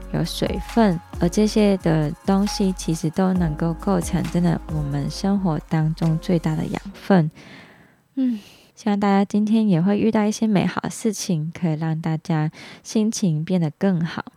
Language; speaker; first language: Chinese; non-native, local second language; Cantonese